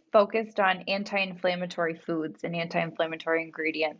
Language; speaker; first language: English; native; English